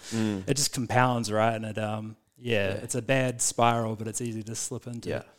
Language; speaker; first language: English; native; English